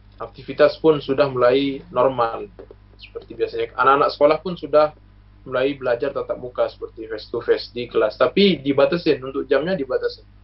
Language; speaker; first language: Indonesian; non-native, local second language; Sasak